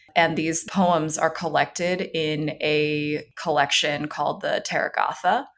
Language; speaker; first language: English; early bilingual, other home language; Chinese